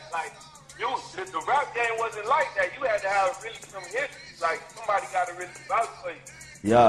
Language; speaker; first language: English; native; English